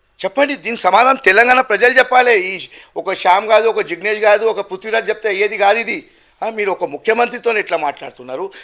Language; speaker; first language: Telugu; non-native, local second language; Gujarati